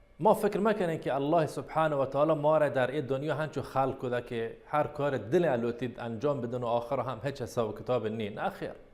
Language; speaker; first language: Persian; non-native, local second language; Baluchi